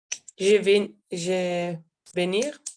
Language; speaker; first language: French; non-native, learner; Italian